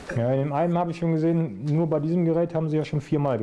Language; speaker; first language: German; native; German